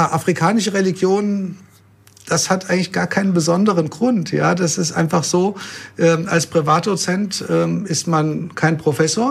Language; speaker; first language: German; native; German